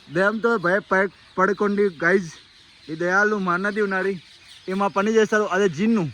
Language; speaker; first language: Telugu; non-native, local second language; Hindi